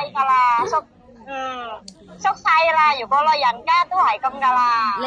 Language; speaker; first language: Chinese; non-native, learner; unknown